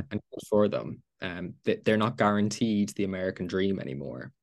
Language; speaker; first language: English; native; English